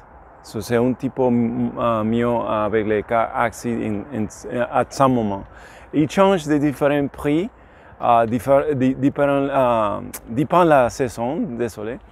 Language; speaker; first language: French; non-native, learner; English